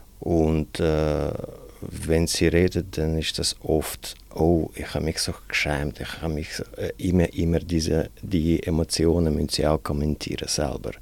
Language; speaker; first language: German; non-native, fluent; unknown